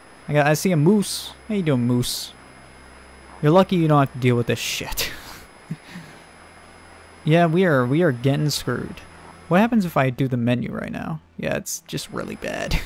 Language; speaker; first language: English; native; English